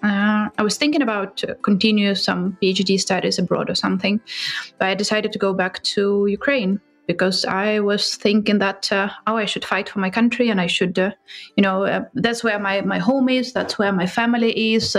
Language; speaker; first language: English; non-native, fluent; Ukrainian